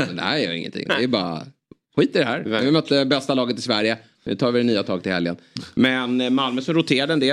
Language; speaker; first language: Swedish; native; Swedish